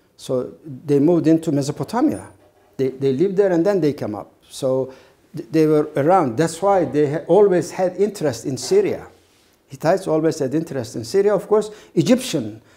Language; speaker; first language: English; non-native, fluent; Turkish